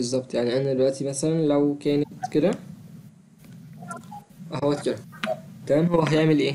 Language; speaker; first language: Arabic; native; Arabic